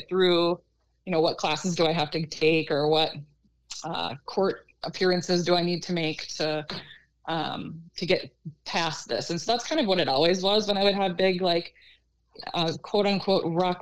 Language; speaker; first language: English; native; English